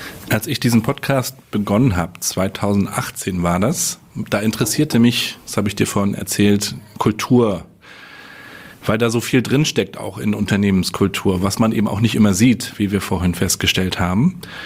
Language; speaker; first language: German; native; German